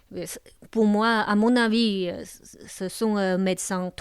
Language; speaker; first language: French; non-native, local second language; Chinese